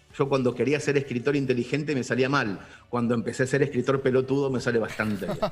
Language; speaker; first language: Spanish; native; Spanish